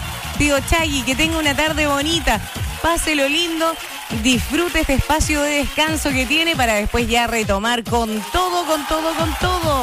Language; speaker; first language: Spanish; native; Spanish